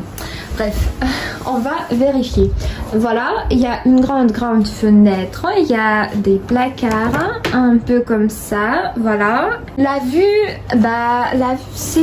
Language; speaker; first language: French; non-native, fluent; Russian